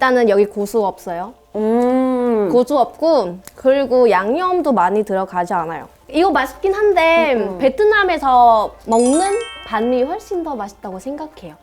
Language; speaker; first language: Korean; non-native, fluent; Vietnamese